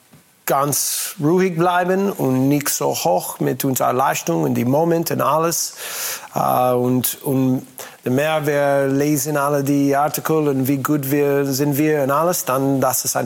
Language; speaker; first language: German; non-native, learner; English